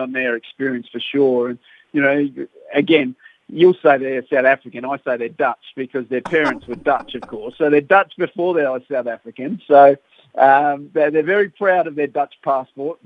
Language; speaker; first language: English; native; English